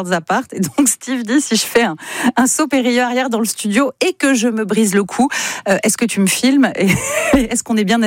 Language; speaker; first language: French; native; French